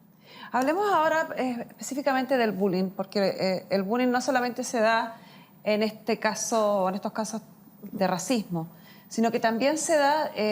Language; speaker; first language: Spanish; native; Spanish